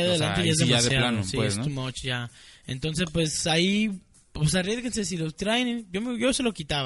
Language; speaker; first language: Spanish; native; Spanish